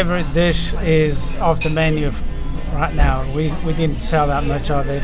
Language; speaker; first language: English; non-native, fluent; Arabic